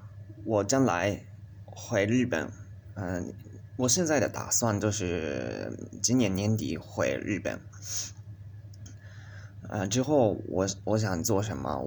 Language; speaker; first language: Chinese; non-native, learner; Japanese